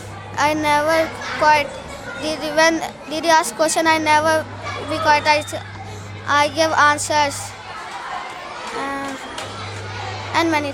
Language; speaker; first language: English; non-native, learner; Hindi